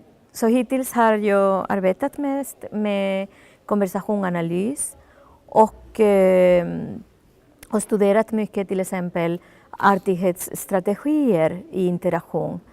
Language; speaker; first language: Swedish; non-native, fluent; Spanish